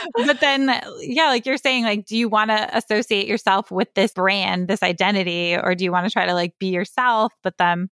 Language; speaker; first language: English; early bilingual, other home language; Polish